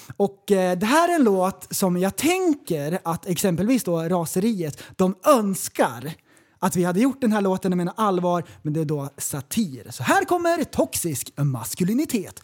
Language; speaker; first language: Swedish; native; Swedish